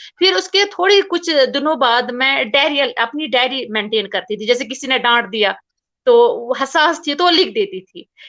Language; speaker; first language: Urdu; non-native, local second language; Kashmiri